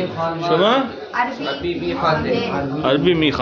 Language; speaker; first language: Persian; non-native, fluent; Urdu